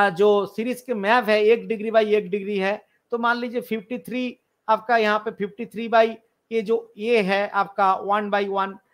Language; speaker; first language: Hindi; non-native, local second language; Bangla